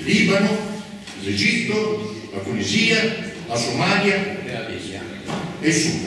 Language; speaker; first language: Italian; native; Italian